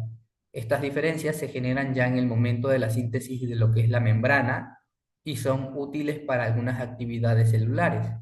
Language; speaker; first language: Spanish; native; Spanish